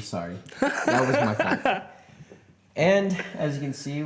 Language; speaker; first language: English; native; English